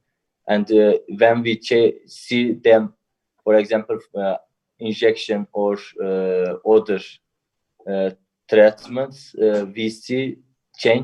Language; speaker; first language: English; non-native, learner; Turkish